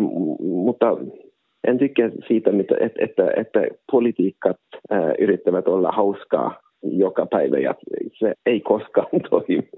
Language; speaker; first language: Finnish; non-native, local second language; Swedish